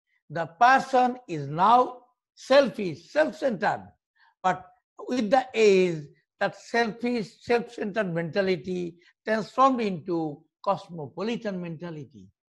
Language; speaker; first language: English; non-native, local second language; Bangla